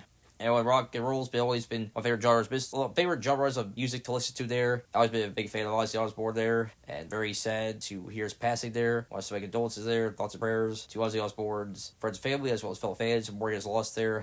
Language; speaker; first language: English; native; English